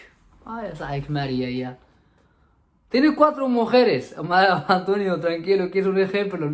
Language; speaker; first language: Spanish; non-native, fluent; Arabic